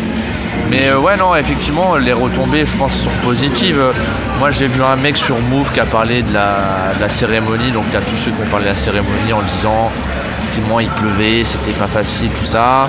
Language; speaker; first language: French; native; French